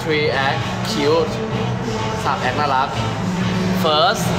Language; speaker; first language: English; non-native, learner; Thai